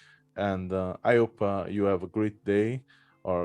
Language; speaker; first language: English; non-native, fluent; Italian